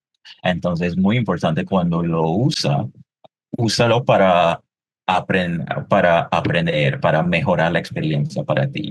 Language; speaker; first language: Spanish; non-native, fluent; English